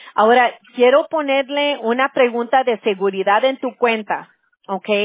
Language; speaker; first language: Spanish; early bilingual, other home language; English